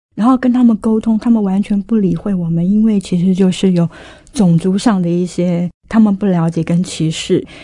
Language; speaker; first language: Chinese; native; Chinese